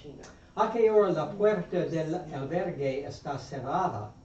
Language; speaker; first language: Spanish; non-native, fluent; English